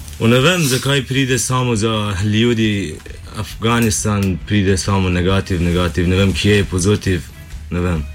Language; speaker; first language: Slovenian; non-native, learner; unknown